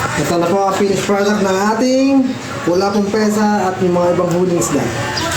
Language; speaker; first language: Filipino; native; Filipino